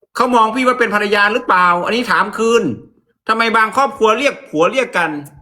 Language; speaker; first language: Thai; native; Thai